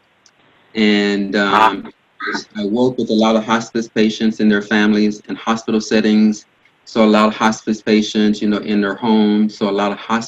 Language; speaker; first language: English; native; English